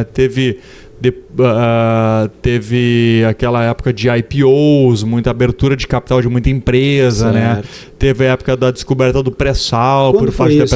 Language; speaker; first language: Portuguese; native; Portuguese